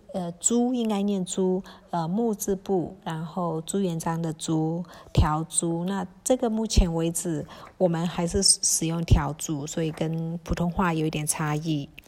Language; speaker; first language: Chinese; early bilingual, heritage; Chinese